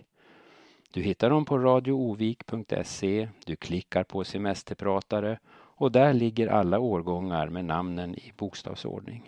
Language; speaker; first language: Swedish; native; Swedish